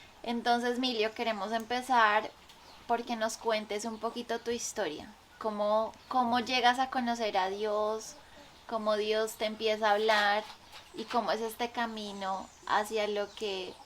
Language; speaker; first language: Spanish; native; Spanish